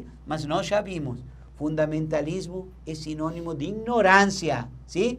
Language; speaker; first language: Portuguese; non-native, learner; Spanish